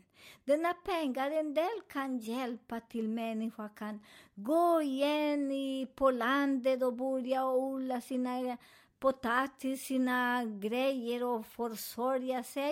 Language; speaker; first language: Swedish; non-native, learner; Spanish